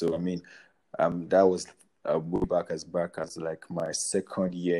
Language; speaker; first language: English; non-native, local second language; Yoruba